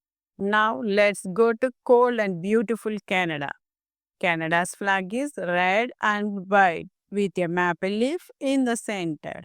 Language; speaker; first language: English; non-native, local second language; Telugu